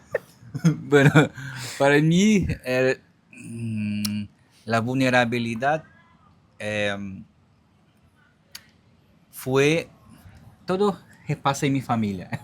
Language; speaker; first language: Spanish; non-native, learner; Portuguese